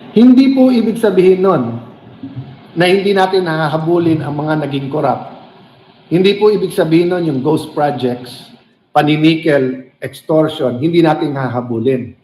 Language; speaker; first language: Filipino; native; Filipino